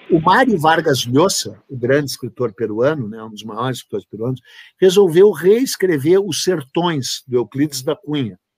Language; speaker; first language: Portuguese; native; Portuguese